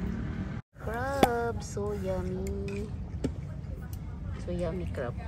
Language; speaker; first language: English; non-native, local second language; Filipino